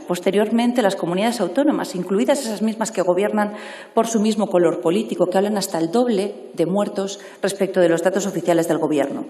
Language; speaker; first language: Spanish; native; Spanish